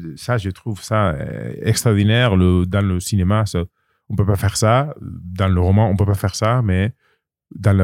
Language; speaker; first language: French; non-native, learner; Spanish